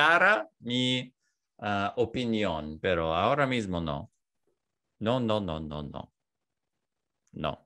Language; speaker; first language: Spanish; non-native, learner; English